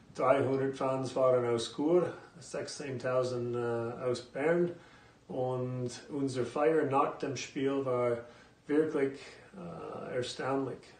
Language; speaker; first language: German; non-native, fluent; English